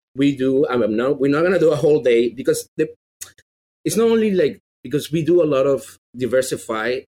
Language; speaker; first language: English; non-native, fluent; Spanish